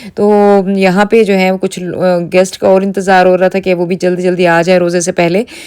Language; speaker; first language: Urdu; native; Urdu